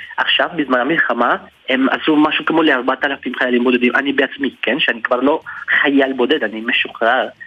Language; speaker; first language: Hebrew; non-native, fluent; Spanish